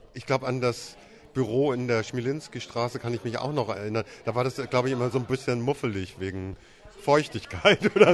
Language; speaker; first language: German; native; German